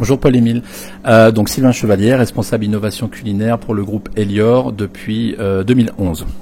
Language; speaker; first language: French; native; French